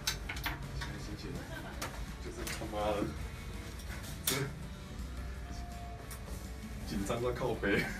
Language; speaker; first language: Chinese; native; Chinese